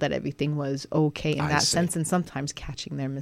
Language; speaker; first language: English; non-native, fluent; French